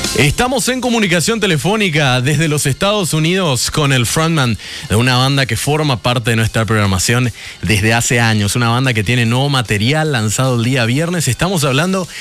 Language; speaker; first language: Spanish; native; Spanish